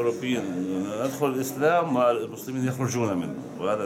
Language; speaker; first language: Arabic; native; Arabic